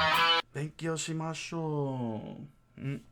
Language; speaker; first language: Japanese; non-native, learner; English